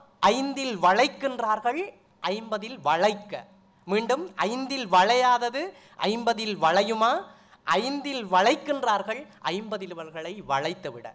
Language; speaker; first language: Tamil; native; Tamil